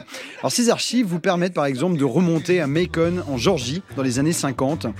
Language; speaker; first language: French; native; French